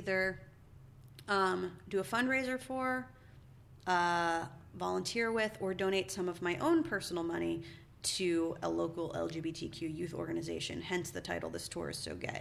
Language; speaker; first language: English; native; English